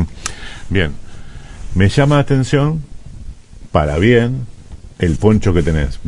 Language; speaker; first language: Spanish; native; Spanish